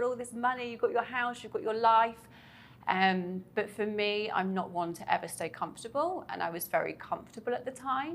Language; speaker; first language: English; native; English